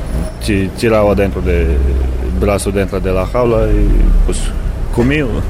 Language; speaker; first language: Spanish; non-native, learner; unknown